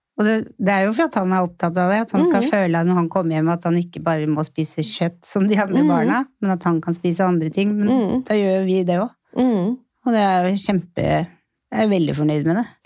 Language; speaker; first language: Norwegian; native; Norwegian